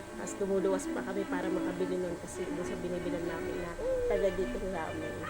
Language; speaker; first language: Filipino; native; Filipino